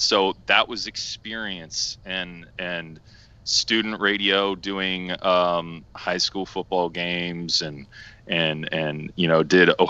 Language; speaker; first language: English; native; English